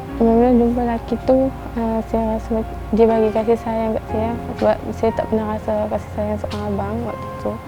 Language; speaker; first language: Malay; native; Malay